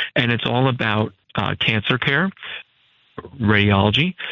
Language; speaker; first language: English; native; English